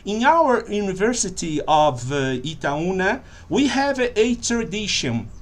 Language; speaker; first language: English; non-native, fluent; Portuguese